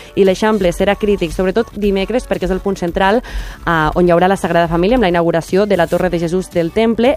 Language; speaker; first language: Catalan; native; Catalan